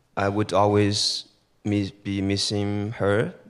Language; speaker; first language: English; early bilingual, other home language; Chinese